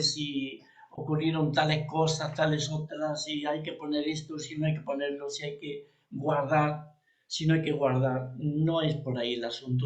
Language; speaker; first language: Spanish; native; Spanish